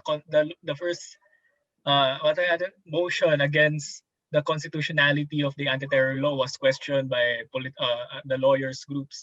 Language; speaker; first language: English; non-native, local second language; Filipino